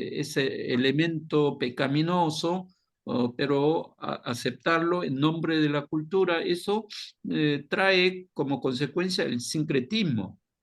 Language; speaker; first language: Spanish; non-native, fluent; Korean